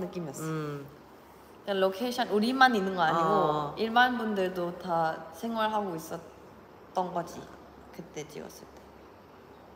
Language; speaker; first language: Korean; non-native, fluent; Thai